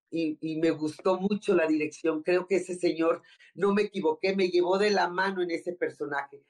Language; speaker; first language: Spanish; native; Spanish